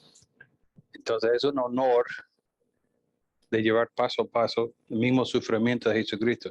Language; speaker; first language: Spanish; non-native, fluent; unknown